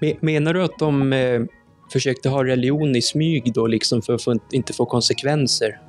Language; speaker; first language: Swedish; native; Swedish